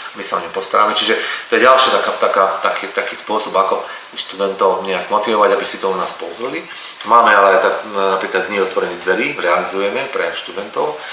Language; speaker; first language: Slovak; native; Slovak